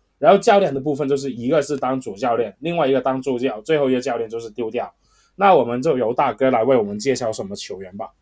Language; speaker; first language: Chinese; non-native, local second language; Cantonese